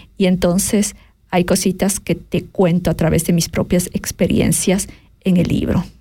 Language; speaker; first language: Spanish; native; Spanish